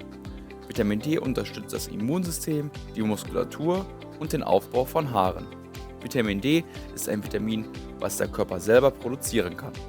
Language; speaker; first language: German; native; German